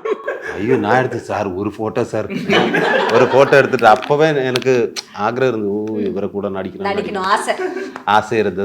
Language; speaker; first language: Tamil; non-native, learner; Malayalam